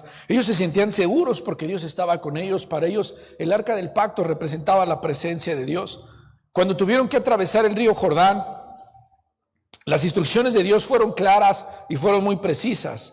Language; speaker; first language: Spanish; native; Spanish